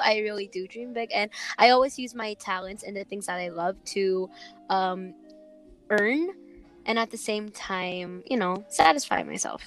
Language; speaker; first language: English; non-native, local second language; Filipino